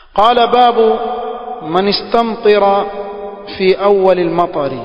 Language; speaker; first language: Arabic; non-native, fluent; Swahili